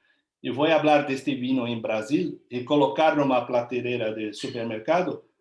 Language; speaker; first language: Spanish; non-native, learner; Portuguese